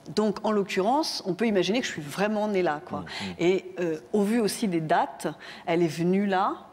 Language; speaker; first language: French; native; French